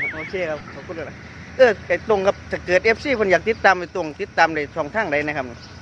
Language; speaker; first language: Thai; native; Thai